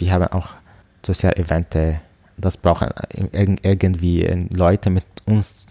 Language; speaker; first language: German; non-native, learner; Arabic